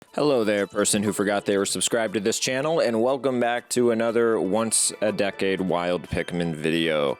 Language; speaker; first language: English; native; English